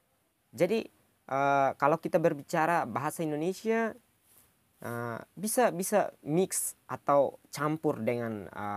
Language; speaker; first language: Indonesian; non-native, local second language; Tetum